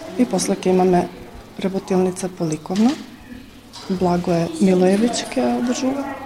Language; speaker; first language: Macedonian; early bilingual, heritage; Macedonian